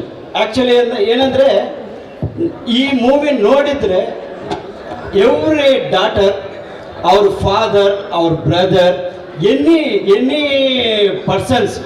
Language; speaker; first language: Kannada; non-native, local second language; Telugu